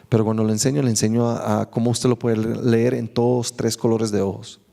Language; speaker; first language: Spanish; native; Spanish